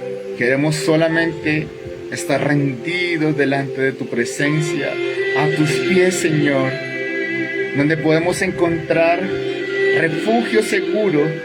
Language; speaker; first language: Spanish; native; Spanish